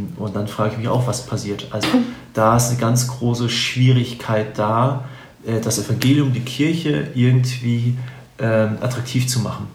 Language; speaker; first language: German; native; German